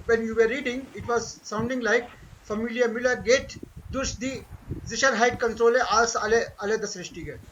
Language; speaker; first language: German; non-native, fluent; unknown